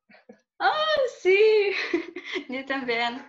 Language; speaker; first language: Spanish; non-native, learner; Polish